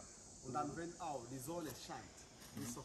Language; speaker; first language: German; non-native, learner; Swahili